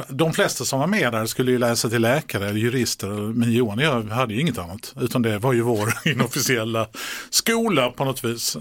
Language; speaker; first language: Swedish; native; Swedish